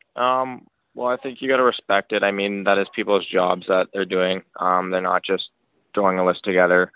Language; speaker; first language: English; native; English